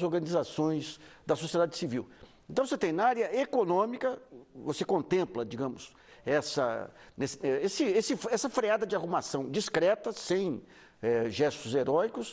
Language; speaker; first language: Portuguese; native; Portuguese